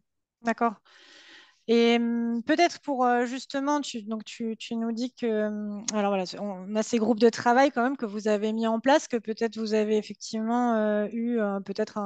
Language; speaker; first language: French; native; French